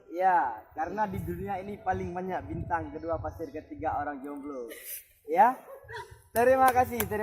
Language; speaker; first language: Indonesian; non-native, local second language; Achinese